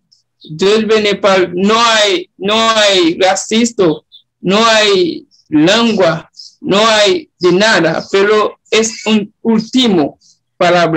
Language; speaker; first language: Spanish; non-native, learner; Haitian Creole